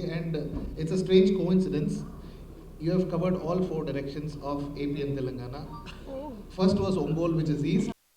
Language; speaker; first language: Telugu; native; Telugu